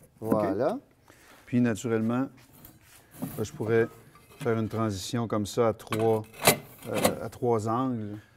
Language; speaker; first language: French; native; French